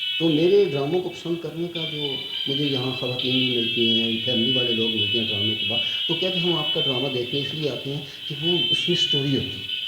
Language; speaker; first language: Urdu; non-native, local second language; Punjabi